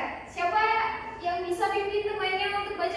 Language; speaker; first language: Indonesian; native; Indonesian